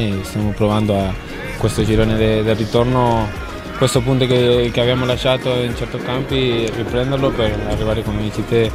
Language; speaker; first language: Italian; non-native, fluent; Spanish